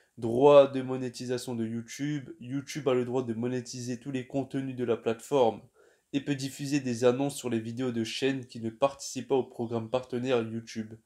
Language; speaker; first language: French; native; French